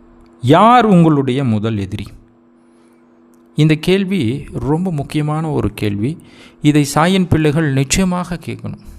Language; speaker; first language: Tamil; native; Tamil